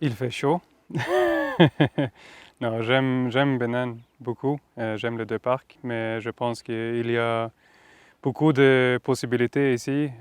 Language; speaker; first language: French; non-native, fluent; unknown